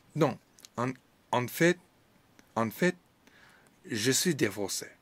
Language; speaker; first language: French; non-native, learner; Chinese